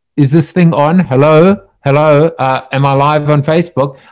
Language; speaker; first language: English; native; English